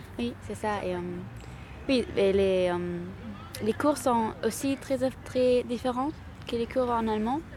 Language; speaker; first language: French; non-native, learner; German